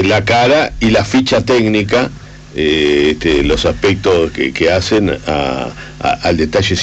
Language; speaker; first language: Spanish; native; Spanish